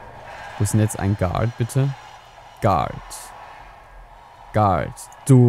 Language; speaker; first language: German; native; German